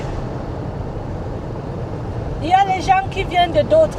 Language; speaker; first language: French; non-native, fluent; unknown